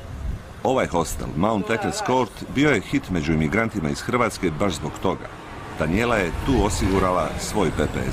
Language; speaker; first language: Croatian; native; Croatian